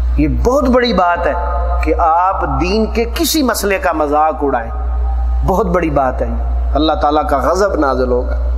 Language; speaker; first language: Urdu; non-native, local second language; Punjabi